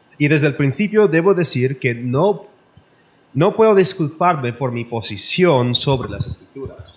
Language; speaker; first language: Spanish; non-native, learner; English